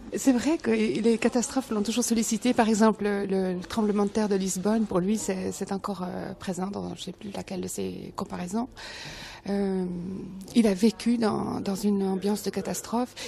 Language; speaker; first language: French; native; French